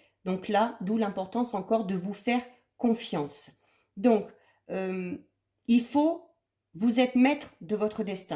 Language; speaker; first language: French; native; French